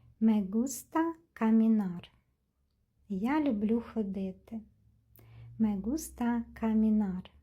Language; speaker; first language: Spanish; non-native, fluent; Ukrainian